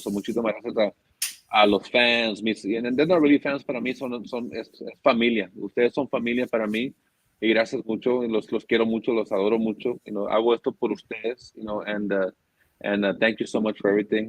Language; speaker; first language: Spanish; early bilingual, other home language; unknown